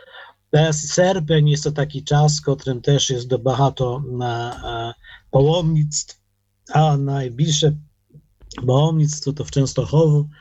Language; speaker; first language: Polish; non-native, learner; Ukrainian